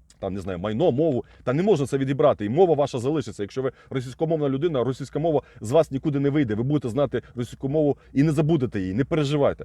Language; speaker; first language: Ukrainian; non-native, local second language; Russian